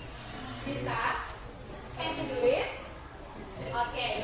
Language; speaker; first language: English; non-native, fluent; Indonesian